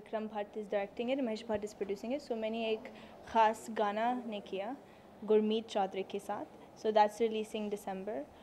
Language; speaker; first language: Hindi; non-native, learner; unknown